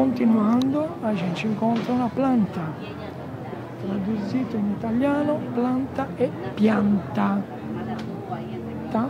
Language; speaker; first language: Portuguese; non-native, learner; Italian